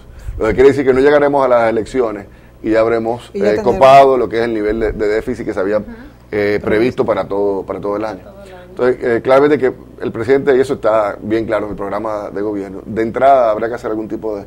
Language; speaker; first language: Spanish; native; Spanish